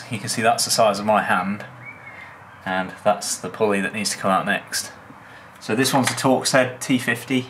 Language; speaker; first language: English; native; English